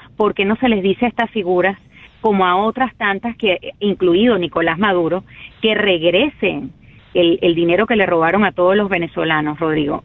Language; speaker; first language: Spanish; native; Spanish